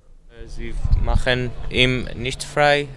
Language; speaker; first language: German; non-native, learner; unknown